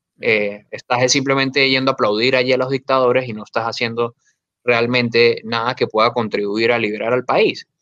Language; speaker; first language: Spanish; native; Spanish